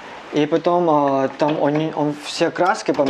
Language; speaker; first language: Russian; non-native, learner; Cantonese